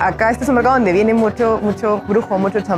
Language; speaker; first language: Spanish; native; Spanish